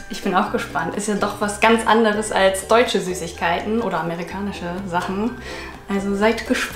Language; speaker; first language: German; native; German